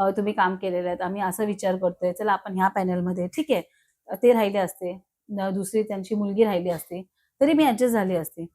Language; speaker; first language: Marathi; non-native, local second language; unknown